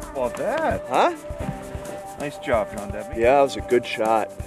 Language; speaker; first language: English; native; English